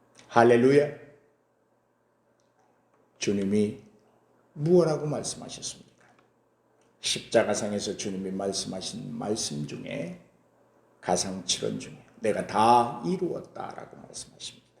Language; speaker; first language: Korean; native; Korean